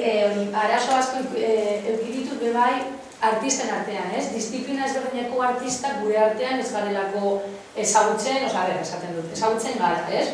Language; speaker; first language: Basque; non-native, local second language; Spanish